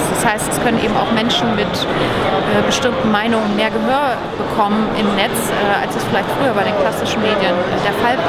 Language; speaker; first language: German; native; German